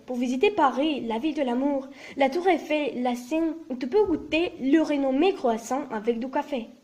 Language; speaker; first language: French; non-native, learner; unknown